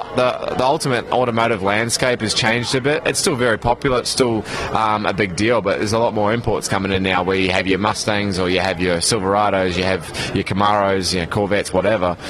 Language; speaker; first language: English; native; English